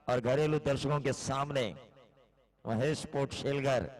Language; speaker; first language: Hindi; non-native, local second language; Marathi